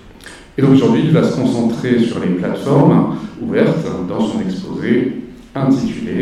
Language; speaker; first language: French; native; French